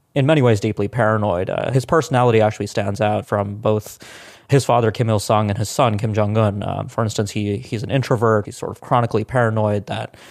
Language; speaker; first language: English; non-native, local second language; Hindi